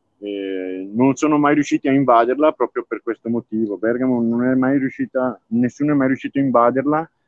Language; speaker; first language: Italian; native; Italian